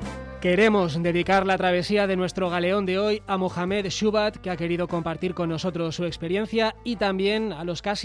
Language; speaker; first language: Spanish; native; Spanish